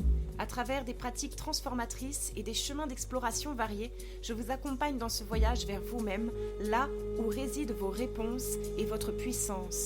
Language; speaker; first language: French; native; French